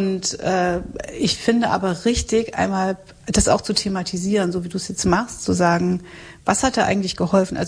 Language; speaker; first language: German; native; German